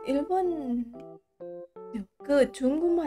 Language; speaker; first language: Korean; non-native, learner; Indonesian